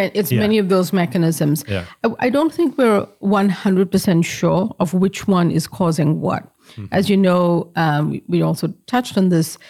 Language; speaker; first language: English; native; English